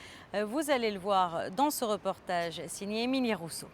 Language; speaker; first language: French; native; French